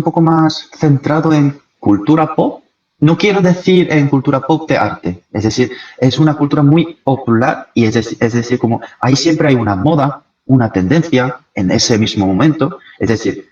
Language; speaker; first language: Spanish; non-native, fluent; Korean